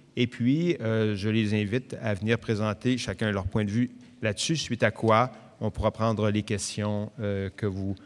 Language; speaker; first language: French; native; French